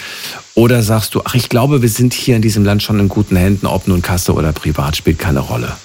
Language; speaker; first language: German; native; German